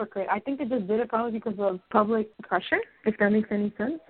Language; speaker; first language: English; early bilingual, other home language; Spanish